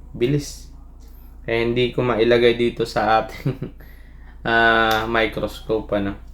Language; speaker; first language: Filipino; native; Filipino